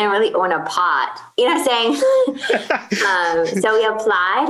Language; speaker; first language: English; non-native, fluent; Arabic